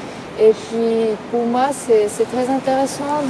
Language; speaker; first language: French; non-native, fluent; Spanish